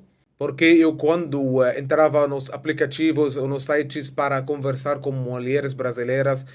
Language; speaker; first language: Portuguese; non-native, fluent; Arabic